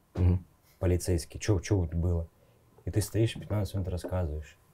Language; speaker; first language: Russian; native; Russian